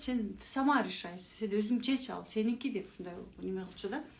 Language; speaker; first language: Russian; non-native, local second language; Kyrgyz